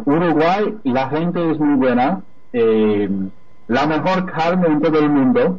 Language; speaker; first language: Spanish; non-native, fluent; Polish